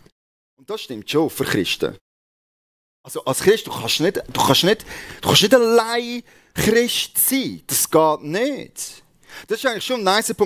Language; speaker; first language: German; native; German